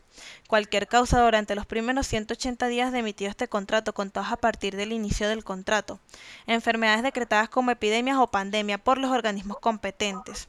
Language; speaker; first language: Spanish; native; Spanish